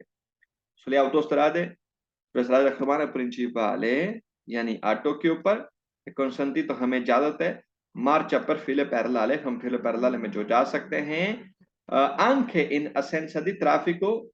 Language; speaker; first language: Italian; non-native, fluent; Urdu